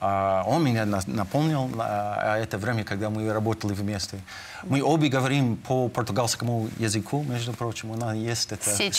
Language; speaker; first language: Russian; non-native, fluent; English